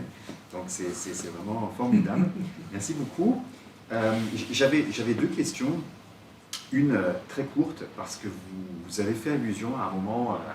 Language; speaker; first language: French; native; French